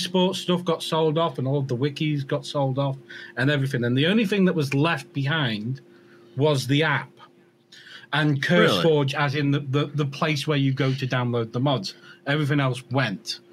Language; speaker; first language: English; native; English